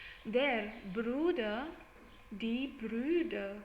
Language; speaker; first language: German; non-native, learner; English